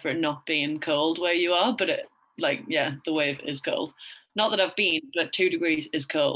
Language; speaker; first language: English; native; English